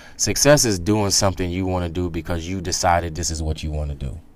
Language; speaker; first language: English; native; English